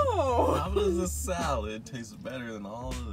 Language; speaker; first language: English; native; English